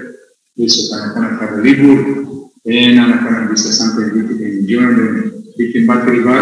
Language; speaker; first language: Indonesian; non-native, fluent; Serbian